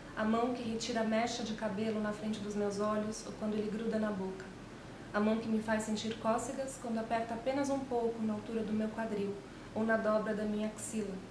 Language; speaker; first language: Portuguese; early bilingual, other home language; Spanish